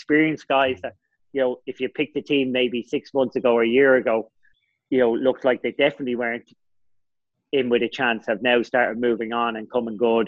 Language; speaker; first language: English; native; English